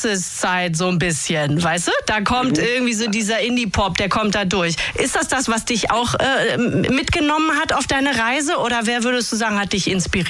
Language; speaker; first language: German; native; German